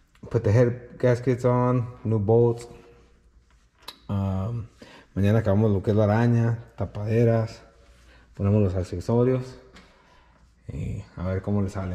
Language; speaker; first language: Spanish; early bilingual, heritage; Spanish